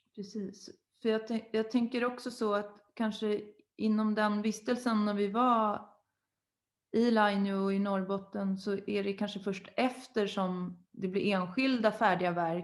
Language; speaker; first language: Swedish; native; Swedish